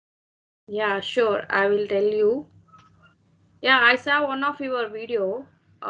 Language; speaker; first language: English; non-native, learner; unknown